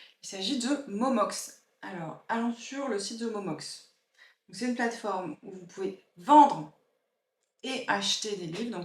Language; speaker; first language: French; native; French